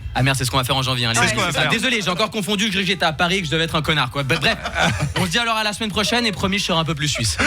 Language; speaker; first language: French; early bilingual, other home language; Portuguese